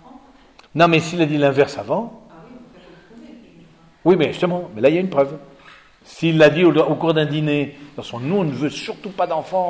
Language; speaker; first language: French; native; French